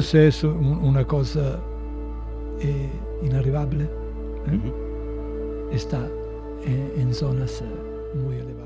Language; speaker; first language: Spanish; non-native, fluent; Italian